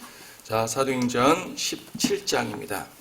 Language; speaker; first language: Korean; native; Korean